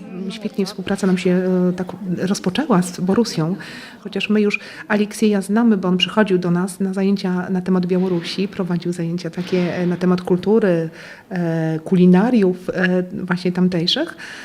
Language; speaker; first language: Polish; native; Polish